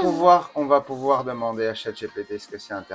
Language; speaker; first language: French; native; French